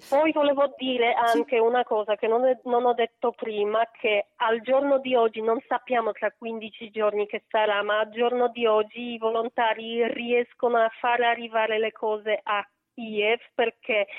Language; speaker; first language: Italian; non-native, learner; Polish